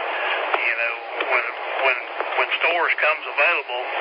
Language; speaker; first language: English; native; English